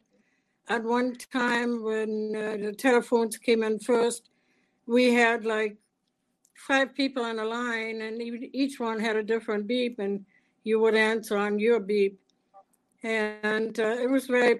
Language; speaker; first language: English; non-native, fluent; German